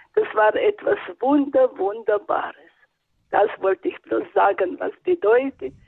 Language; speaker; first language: German; non-native, fluent; Russian